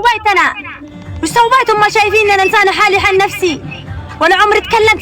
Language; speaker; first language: Arabic; native; Arabic